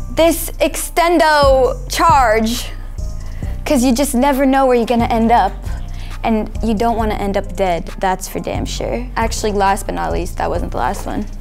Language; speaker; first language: English; native; English